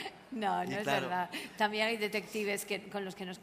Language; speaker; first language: Spanish; native; Spanish